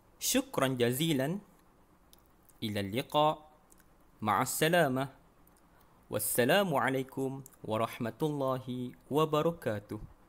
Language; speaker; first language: Arabic; non-native, fluent; Malay